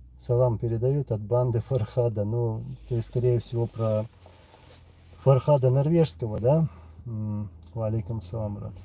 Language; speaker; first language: Russian; non-native, local second language; Chechen